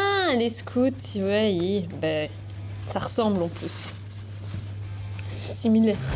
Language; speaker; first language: French; native; French